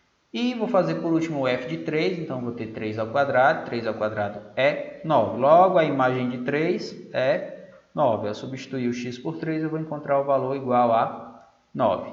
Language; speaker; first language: Portuguese; native; Portuguese